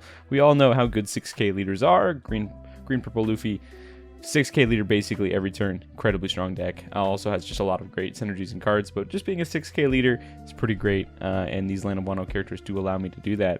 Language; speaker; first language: English; native; English